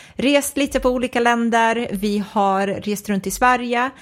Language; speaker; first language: Swedish; early bilingual, other home language; Croatian